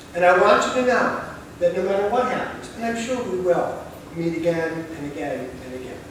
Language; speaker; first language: English; native; English